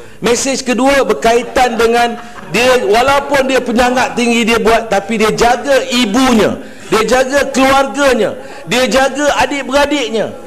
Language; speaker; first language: Malay; non-native, local second language; Tamil